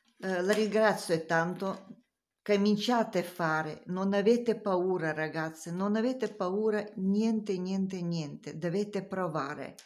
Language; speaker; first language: Italian; non-native, learner; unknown